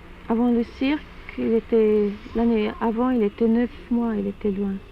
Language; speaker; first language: French; non-native, fluent; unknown